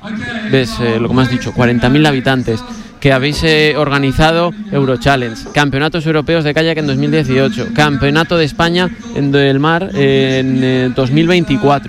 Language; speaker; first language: Spanish; native; Spanish